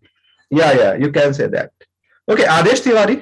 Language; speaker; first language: English; non-native, local second language; Hindi